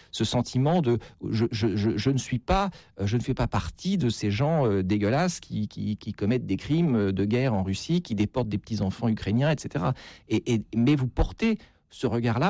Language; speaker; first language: French; native; French